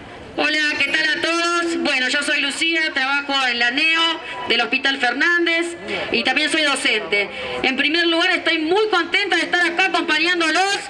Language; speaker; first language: Spanish; native; Spanish